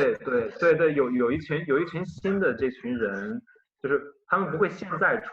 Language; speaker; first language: Chinese; native; Chinese